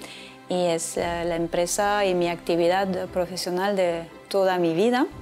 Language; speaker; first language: Spanish; non-native, fluent; French